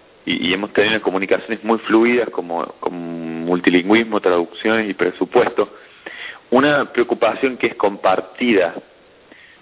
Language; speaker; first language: Spanish; native; Spanish